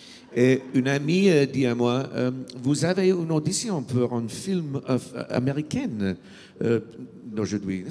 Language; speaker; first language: French; non-native, learner; English